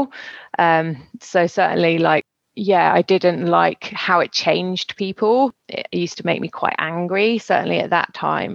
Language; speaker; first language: English; native; English